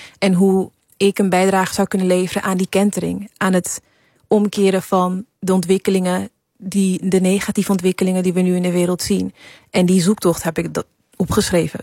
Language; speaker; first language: Dutch; early bilingual, other home language; English